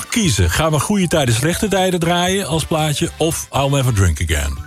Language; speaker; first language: Dutch; native; Dutch